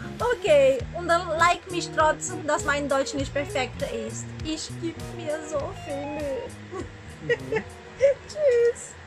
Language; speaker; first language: German; non-native, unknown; Portuguese